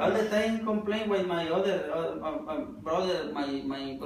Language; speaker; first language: English; non-native, learner; Spanish